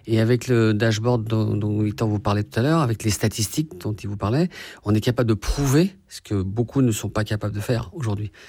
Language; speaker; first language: French; native; French